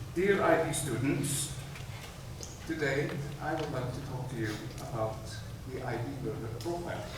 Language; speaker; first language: English; non-native, fluent; Icelandic